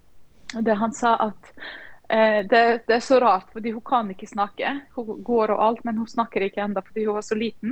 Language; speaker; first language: Norwegian; non-native, fluent; Ukrainian